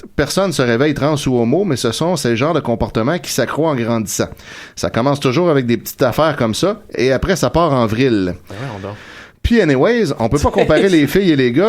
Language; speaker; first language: French; native; French